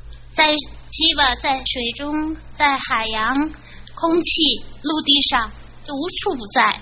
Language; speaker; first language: Chinese; native; Chinese